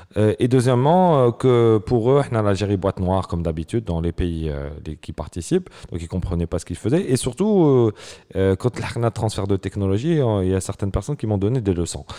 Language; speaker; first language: French; non-native, local second language; Arabic